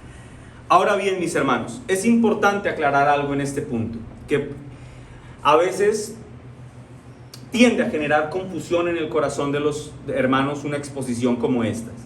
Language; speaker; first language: Spanish; native; Spanish